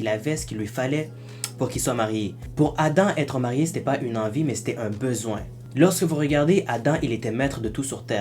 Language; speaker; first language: French; native; French